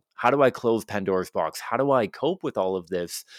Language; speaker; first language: English; native; English